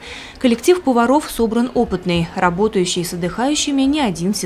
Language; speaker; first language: Russian; native; Russian